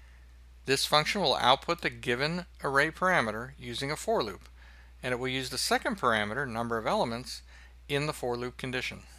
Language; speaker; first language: English; native; English